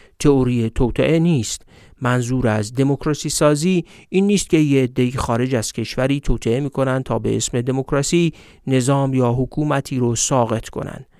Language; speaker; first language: Persian; native; Persian